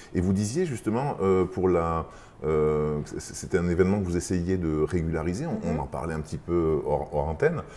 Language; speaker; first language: French; native; French